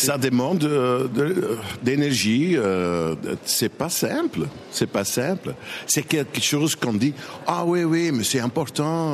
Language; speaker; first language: French; non-native, local second language; Dutch